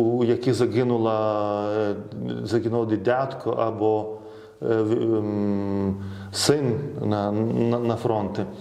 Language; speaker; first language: Ukrainian; non-native, fluent; Lithuanian